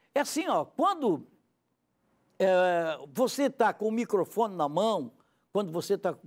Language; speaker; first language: Portuguese; native; Portuguese